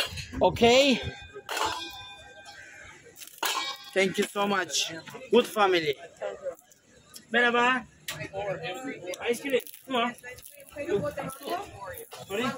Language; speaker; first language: English; non-native, learner; Turkish